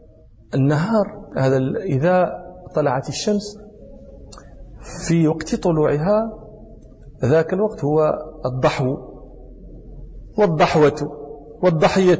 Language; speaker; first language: Arabic; native; Arabic